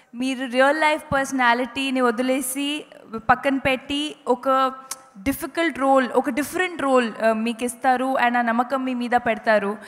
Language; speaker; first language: Telugu; non-native, local second language; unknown